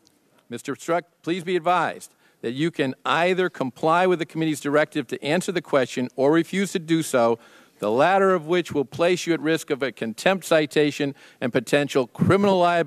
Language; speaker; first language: English; native; English